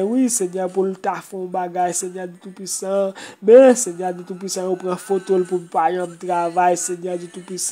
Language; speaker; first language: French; non-native, local second language; Haitian Creole